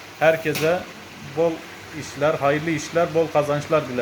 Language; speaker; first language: Turkish; native; Turkish